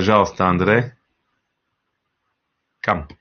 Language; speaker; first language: Russian; non-native, learner; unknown